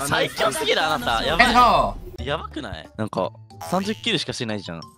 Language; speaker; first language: Japanese; native; Japanese